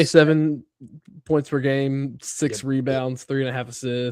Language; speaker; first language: English; native; English